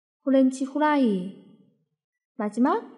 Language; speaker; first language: Korean; non-native, fluent; Chinese